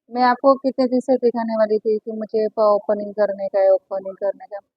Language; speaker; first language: Hindi; non-native, local second language; Marathi